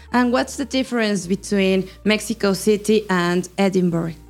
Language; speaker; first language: English; non-native, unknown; Spanish